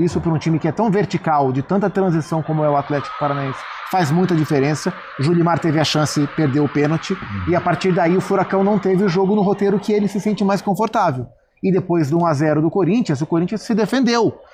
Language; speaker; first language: Portuguese; native; Portuguese